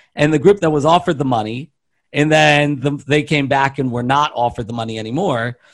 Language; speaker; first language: English; native; English